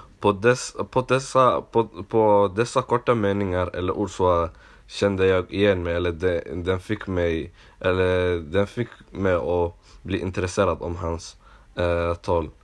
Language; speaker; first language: Swedish; non-native, local second language; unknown